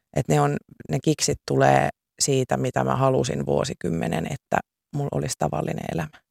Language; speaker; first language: Finnish; native; Finnish